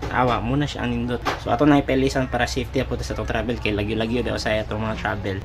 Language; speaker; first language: Cebuano; native; Cebuano